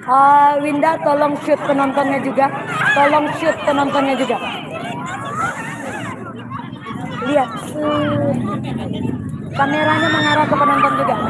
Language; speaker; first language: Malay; non-native, local second language; Minangkabau